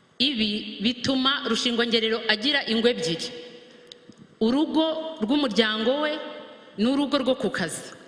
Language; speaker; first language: Kinyarwanda; native; Kinyarwanda